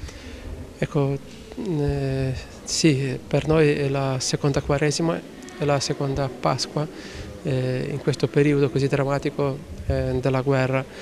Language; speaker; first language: Italian; non-native, fluent; Ukrainian